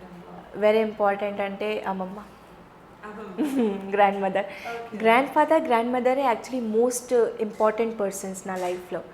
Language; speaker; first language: Telugu; non-native, fluent; Hindi